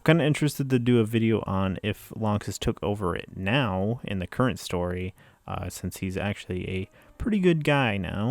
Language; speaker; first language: English; native; English